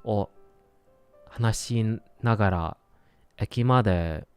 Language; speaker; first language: Japanese; non-native, learner; English